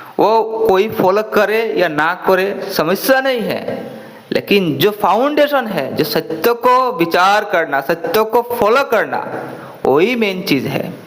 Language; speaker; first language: Hindi; non-native, local second language; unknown